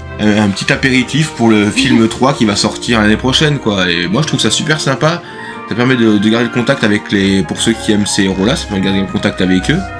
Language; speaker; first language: French; native; French